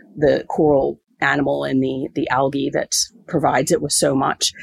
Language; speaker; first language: English; native; English